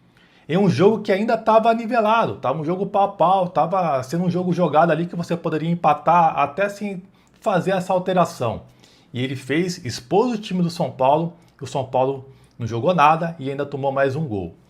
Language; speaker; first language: Portuguese; native; Portuguese